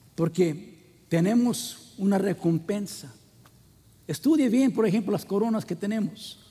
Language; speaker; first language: Spanish; non-native, fluent; English